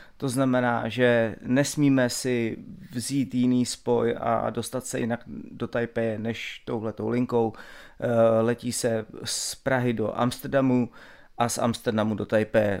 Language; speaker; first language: Czech; native; Czech